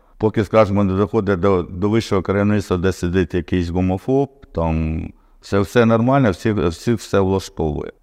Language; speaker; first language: Ukrainian; non-native, local second language; Russian